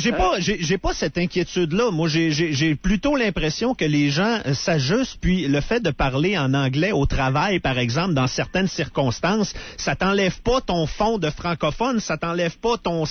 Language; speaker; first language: French; native; French